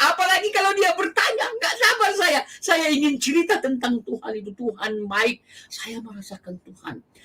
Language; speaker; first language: Indonesian; non-native, local second language; Achinese